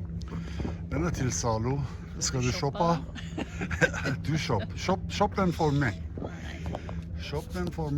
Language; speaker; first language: Swedish; early bilingual, heritage; Swedish